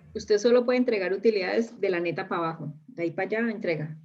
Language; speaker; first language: Spanish; native; Spanish